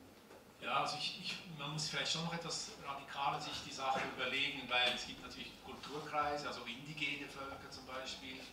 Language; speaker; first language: German; native; German